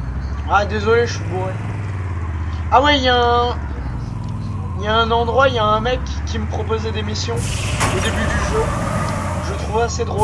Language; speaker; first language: French; native; French